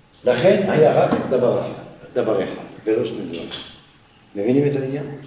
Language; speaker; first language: Hebrew; non-native, fluent; French